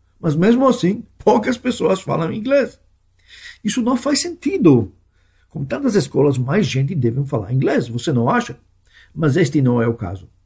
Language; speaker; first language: Portuguese; non-native, fluent; Hebrew